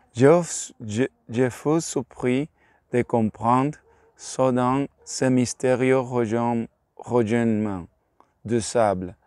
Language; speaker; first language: French; non-native, learner; Spanish